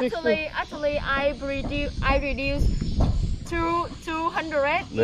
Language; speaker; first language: English; non-native, learner; Vietnamese